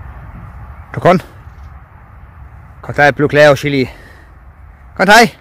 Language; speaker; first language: Thai; non-native, learner; Greek